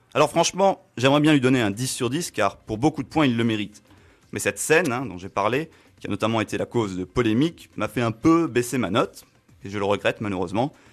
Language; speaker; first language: French; native; French